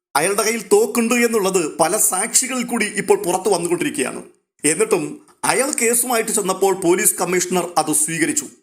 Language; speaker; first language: Malayalam; native; Malayalam